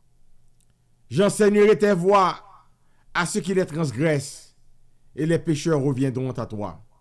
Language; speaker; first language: French; non-native, local second language; Haitian Creole